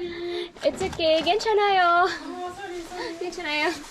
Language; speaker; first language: Korean; non-native, learner; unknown